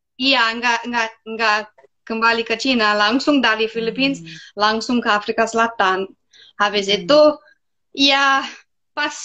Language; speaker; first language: Indonesian; non-native, fluent; English